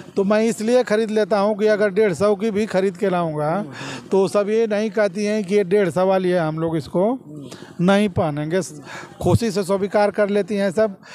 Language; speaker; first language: Hindi; native; Hindi